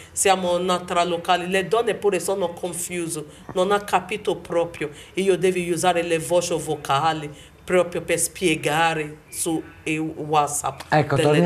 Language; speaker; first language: Italian; non-native, learner; Bini